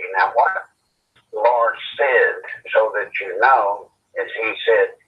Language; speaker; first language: English; native; English